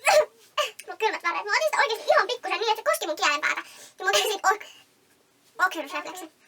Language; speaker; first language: Finnish; native; Finnish